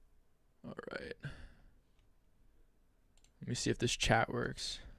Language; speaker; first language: English; native; English